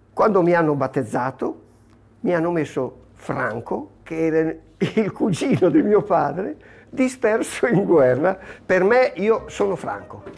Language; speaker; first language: Italian; native; Italian